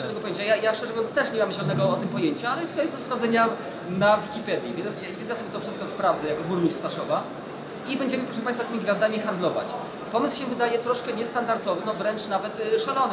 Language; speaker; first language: Polish; native; Polish